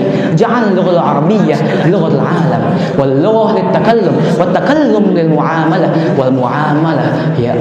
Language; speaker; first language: Arabic; non-native, learner; Indonesian